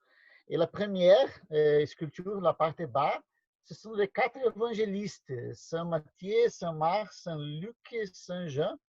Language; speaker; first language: French; non-native, learner; Portuguese